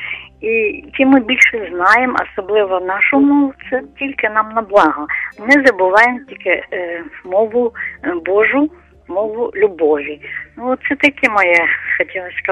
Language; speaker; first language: Ukrainian; non-native, local second language; Russian